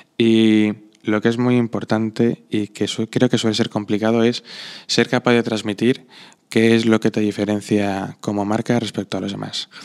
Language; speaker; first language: Spanish; non-native, fluent; Slovak